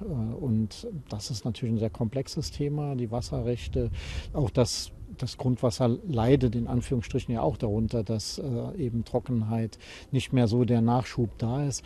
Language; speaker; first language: German; native; German